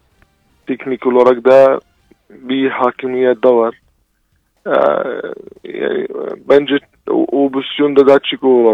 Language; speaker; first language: Turkish; non-native, fluent; Arabic